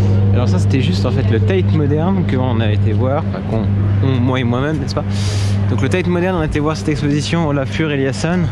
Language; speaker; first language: French; native; French